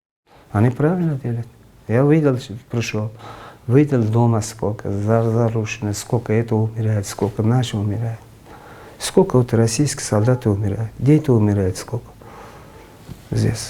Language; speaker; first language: Russian; non-native, learner; Uzbek